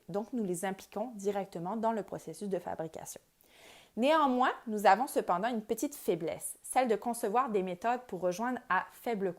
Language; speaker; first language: French; native; French